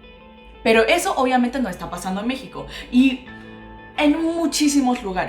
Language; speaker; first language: Spanish; non-native, local second language; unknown